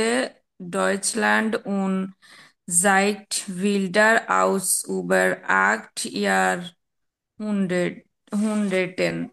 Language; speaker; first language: German; non-native, learner; Bangla